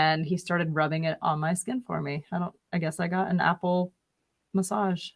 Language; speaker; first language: English; native; English